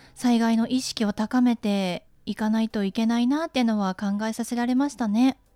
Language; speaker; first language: Japanese; native; Japanese